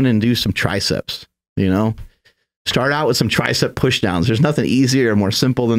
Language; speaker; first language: English; native; English